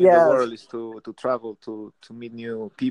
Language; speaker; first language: English; early bilingual, other home language; Spanish